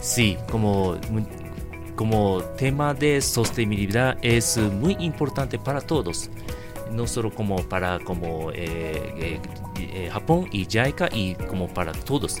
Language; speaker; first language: Spanish; non-native, learner; Japanese